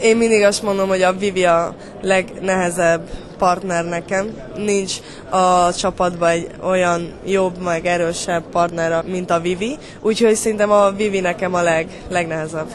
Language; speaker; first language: Hungarian; early bilingual, heritage; Hungarian